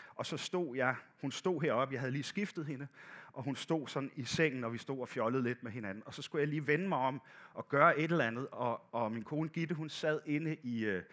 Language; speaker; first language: Danish; native; Danish